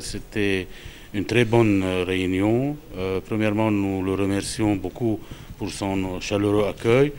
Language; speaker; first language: French; non-native, local second language; Arabic